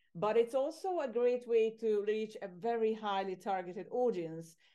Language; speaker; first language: English; non-native, fluent; Hungarian